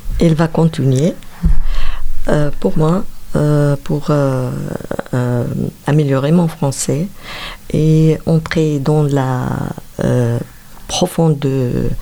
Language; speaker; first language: French; non-native, learner; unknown